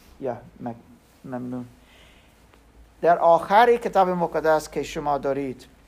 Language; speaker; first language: Persian; non-native, learner; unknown